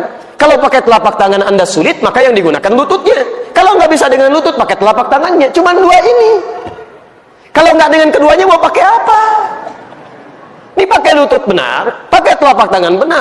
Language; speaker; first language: Indonesian; native; Indonesian